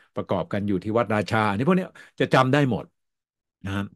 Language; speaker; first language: Thai; native; Thai